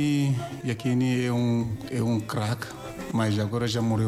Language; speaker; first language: Portuguese; non-native, learner; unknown